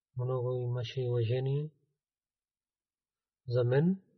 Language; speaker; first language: Bulgarian; non-native, learner; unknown